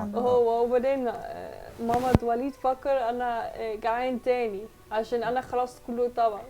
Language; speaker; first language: Arabic; non-native, learner; Dutch